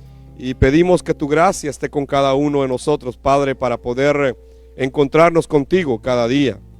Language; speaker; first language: Spanish; native; Spanish